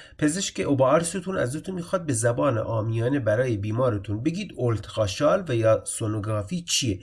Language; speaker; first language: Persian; native; Persian